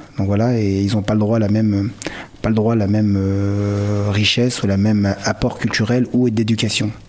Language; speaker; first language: French; early bilingual, other home language; Malagasy